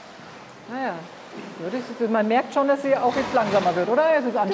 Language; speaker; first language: German; native; German